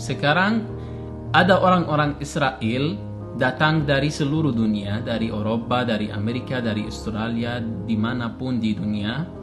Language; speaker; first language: Indonesian; non-native, learner; Arabic